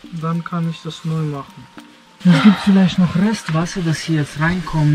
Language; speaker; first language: German; native; German